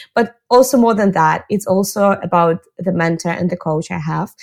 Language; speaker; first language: English; non-native, fluent; Russian